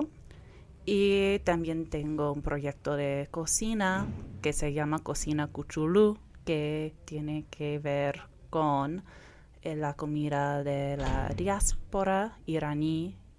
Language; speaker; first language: Spanish; non-native, fluent; English